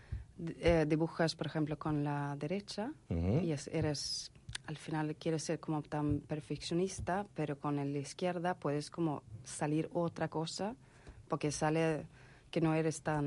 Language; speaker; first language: Spanish; non-native, fluent; Swedish